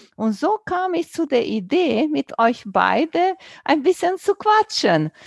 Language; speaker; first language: German; non-native, fluent; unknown